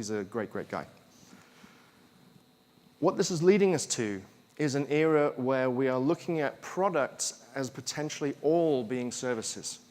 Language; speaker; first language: English; native; English